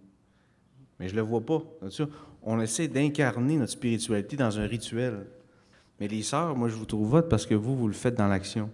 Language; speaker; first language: French; native; French